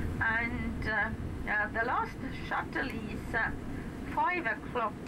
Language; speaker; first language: English; non-native, fluent; Estonian